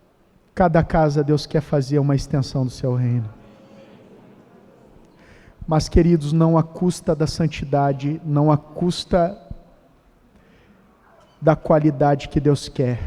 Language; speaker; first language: Portuguese; native; Portuguese